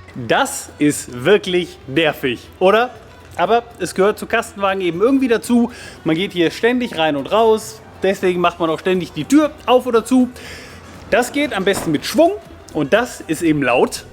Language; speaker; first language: German; native; German